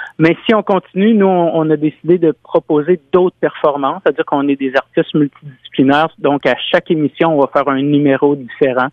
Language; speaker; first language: French; native; French